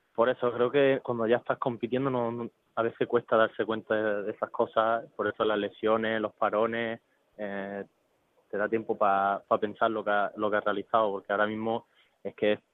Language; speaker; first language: Spanish; early bilingual, other home language; English